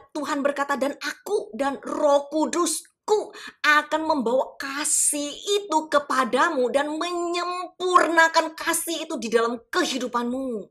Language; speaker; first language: Indonesian; native; Indonesian